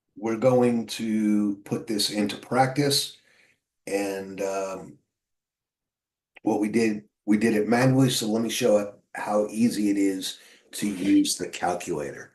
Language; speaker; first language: English; native; English